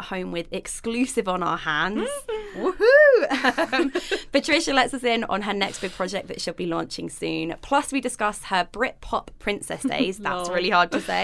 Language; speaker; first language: English; native; English